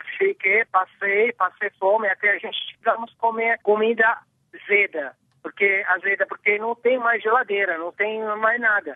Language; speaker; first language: Portuguese; non-native, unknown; Arabic